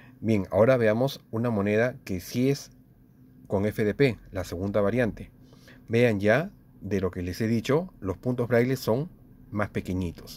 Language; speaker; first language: Spanish; native; Spanish